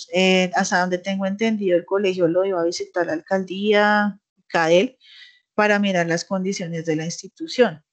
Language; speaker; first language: Spanish; native; Spanish